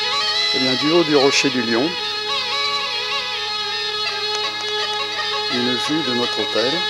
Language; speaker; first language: French; native; French